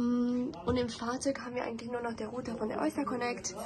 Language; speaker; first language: German; native; German